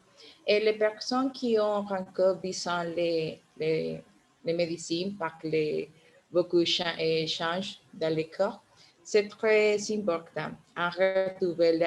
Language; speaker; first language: French; non-native, learner; Spanish